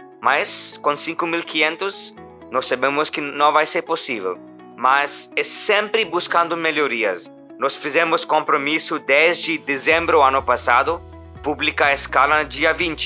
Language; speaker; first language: Portuguese; non-native, learner; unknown